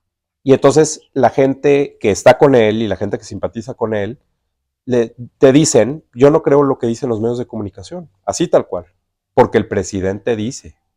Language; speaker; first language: Spanish; native; Spanish